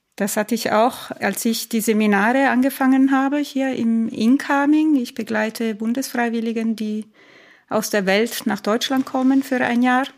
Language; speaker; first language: German; non-native, fluent; Spanish